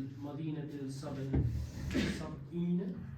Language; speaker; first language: Arabic; non-native, learner; Urdu